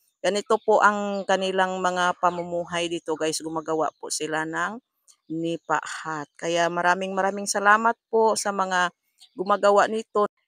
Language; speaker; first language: Filipino; non-native, local second language; Cebuano